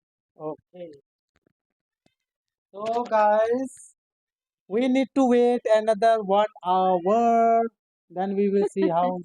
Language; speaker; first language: English; non-native, learner; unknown